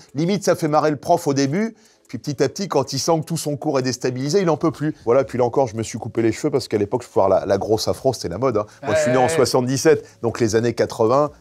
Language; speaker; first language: French; native; French